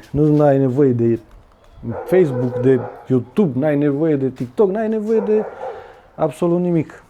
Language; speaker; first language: Romanian; native; Romanian